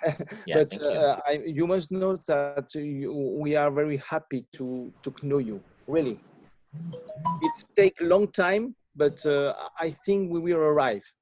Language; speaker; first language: English; non-native, learner; French